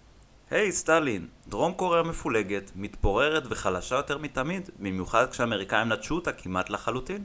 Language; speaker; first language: Hebrew; native; Hebrew